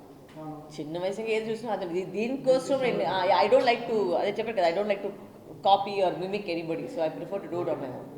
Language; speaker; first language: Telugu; non-native, local second language; Tamil